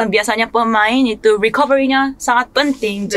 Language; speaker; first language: Indonesian; non-native, fluent; Korean